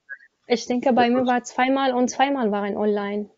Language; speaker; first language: German; non-native, learner; Arabic